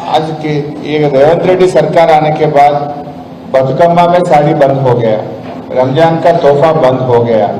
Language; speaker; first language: Hindi; non-native, local second language; Telugu